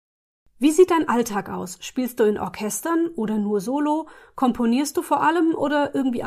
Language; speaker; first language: German; native; German